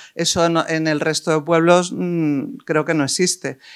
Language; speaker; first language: Spanish; native; Spanish